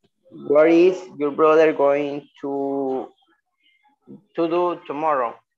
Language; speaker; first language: English; non-native, learner; Spanish